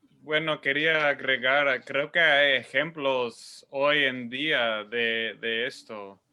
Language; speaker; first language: Spanish; non-native, fluent; English